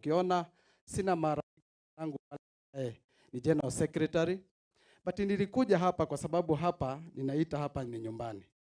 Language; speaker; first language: Swahili; non-native, local second language; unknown